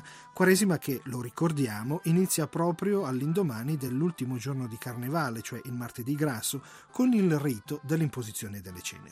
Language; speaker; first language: Italian; native; Italian